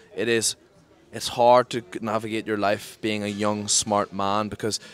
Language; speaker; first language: English; native; English